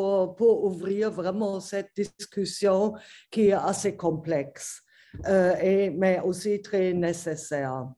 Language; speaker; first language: French; non-native, fluent; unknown